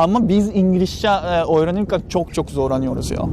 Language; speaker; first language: Turkish; non-native, learner; Japanese